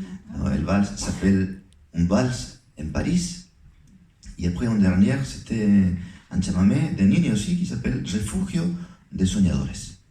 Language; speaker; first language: French; non-native, fluent; Spanish